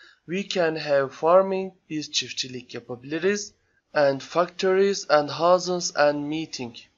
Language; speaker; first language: English; non-native, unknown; Turkish